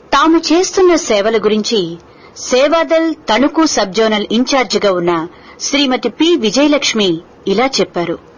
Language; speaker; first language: Telugu; native; Telugu